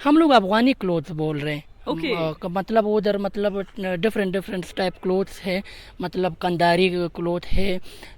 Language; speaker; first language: Hindi; non-native, learner; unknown